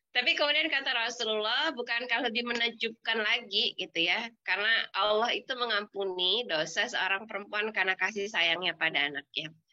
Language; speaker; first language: Indonesian; native; Indonesian